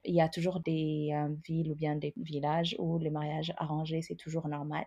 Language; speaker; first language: French; non-native, fluent; Amharic